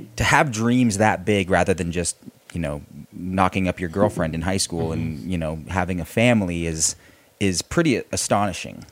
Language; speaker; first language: English; early bilingual, other home language; Spanish